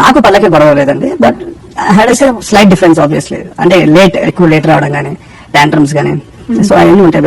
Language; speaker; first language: Telugu; native; Telugu